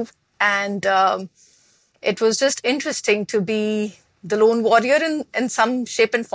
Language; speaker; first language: English; non-native, local second language; Hindi